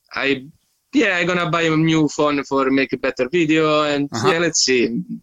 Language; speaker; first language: English; non-native, learner; Italian